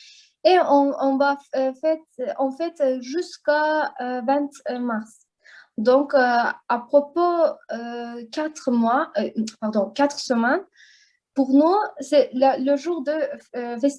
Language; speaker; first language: French; non-native, learner; Azerbaijani